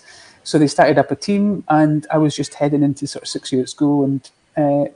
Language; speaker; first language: English; native; English